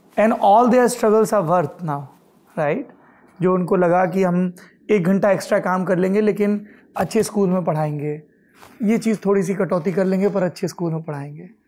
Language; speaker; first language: Hindi; native; Hindi